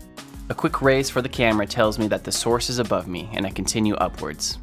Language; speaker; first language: English; native; English